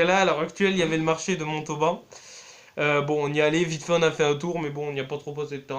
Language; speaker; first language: French; native; French